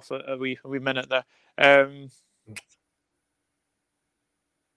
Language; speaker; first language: English; native; English